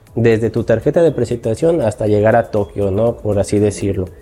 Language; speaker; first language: Spanish; native; Spanish